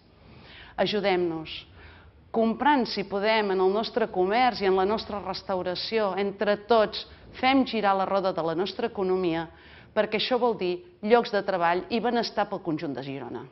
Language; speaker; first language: Catalan; native; Catalan